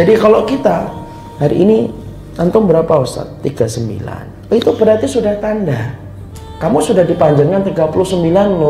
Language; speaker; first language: Indonesian; native; Indonesian